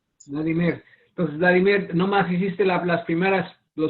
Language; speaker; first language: Spanish; non-native, fluent; English